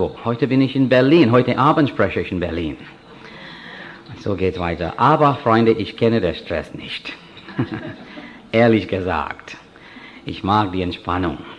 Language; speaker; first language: German; non-native, fluent; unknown